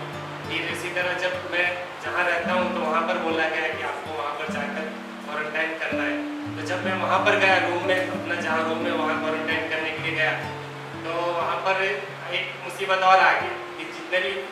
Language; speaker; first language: Hindi; native; Hindi